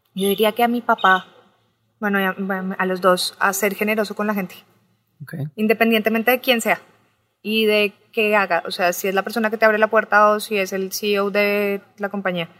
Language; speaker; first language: Spanish; native; Spanish